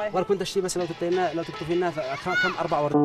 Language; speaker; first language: Arabic; native; Arabic